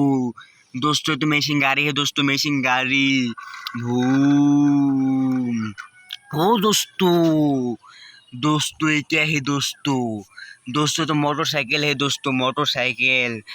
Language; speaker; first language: Hindi; native; Hindi